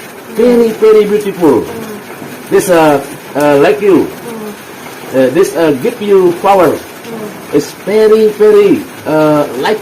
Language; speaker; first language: English; non-native, learner; Indonesian